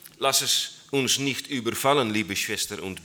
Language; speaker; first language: German; non-native, learner; Dutch